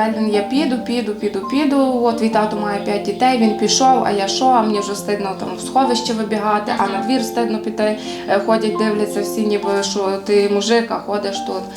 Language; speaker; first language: Ukrainian; native; Ukrainian